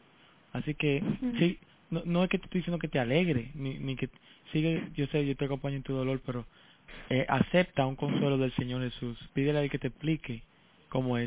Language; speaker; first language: Spanish; native; Spanish